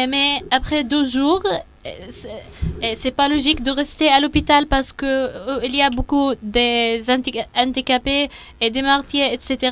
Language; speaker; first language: French; non-native, learner; Arabic